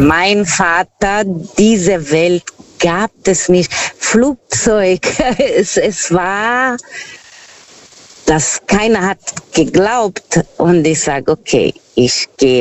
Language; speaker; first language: German; non-native, fluent; Portuguese